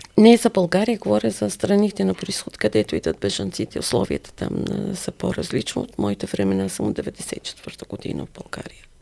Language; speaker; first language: Bulgarian; non-native, fluent; Arabic